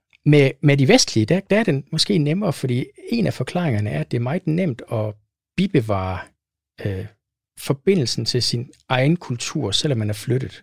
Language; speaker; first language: Danish; native; Danish